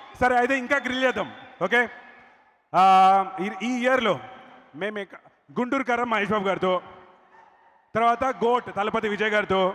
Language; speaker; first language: Telugu; native; Telugu